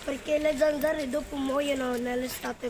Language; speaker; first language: Italian; early bilingual, other home language; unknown